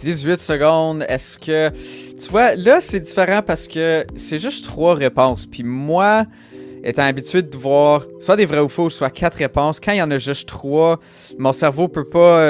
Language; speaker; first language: French; native; French